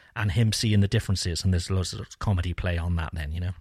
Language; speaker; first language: English; native; English